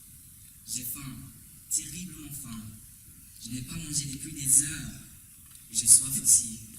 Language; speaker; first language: French; non-native, learner; German